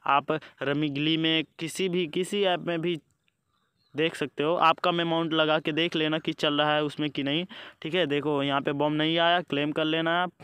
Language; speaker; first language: Hindi; native; Hindi